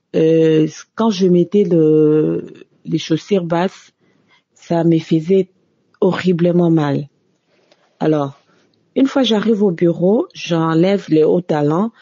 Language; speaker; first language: French; non-native, local second language; Lingala